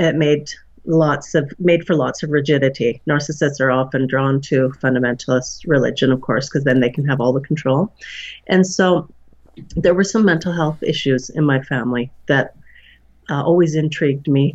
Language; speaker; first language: English; native; English